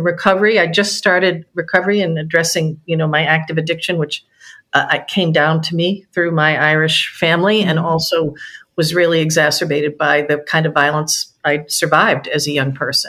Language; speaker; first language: English; native; English